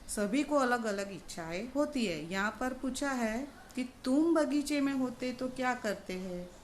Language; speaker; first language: Hindi; non-native, local second language; Gujarati